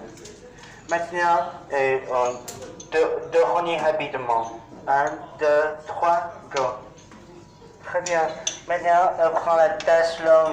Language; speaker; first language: French; non-native, learner; Chinese